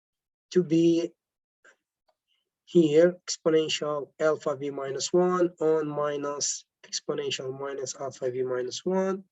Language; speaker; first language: English; non-native, local second language; Arabic